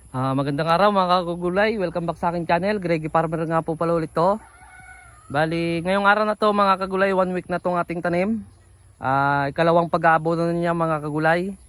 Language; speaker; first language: Filipino; non-native, local second language; Cebuano